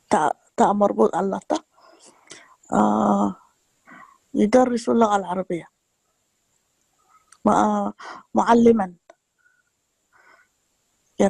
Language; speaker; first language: Arabic; non-native, learner; Tigrinya